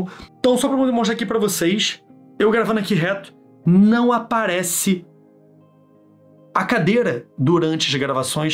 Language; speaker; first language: Portuguese; native; Portuguese